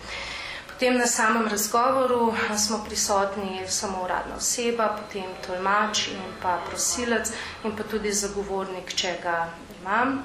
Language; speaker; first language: Slovenian; native; Slovenian